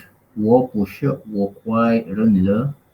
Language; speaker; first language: Chinese; non-native, learner; Malay